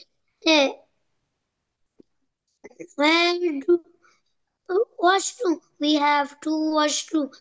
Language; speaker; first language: English; non-native, learner; Bangla